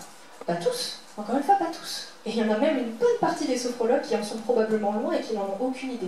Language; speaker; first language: French; native; French